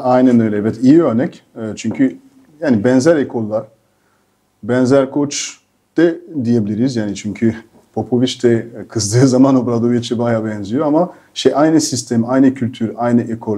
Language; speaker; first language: Turkish; non-native, fluent; French